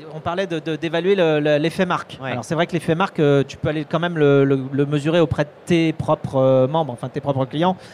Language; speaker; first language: French; native; French